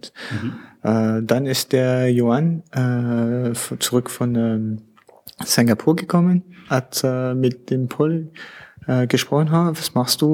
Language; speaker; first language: German; non-native, learner; French